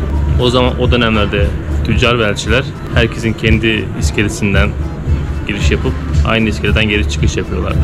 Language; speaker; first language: Turkish; native; Turkish